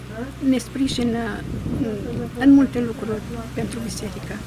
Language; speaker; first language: Romanian; non-native, local second language; Ukrainian